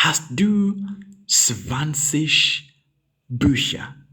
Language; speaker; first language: German; non-native, learner; English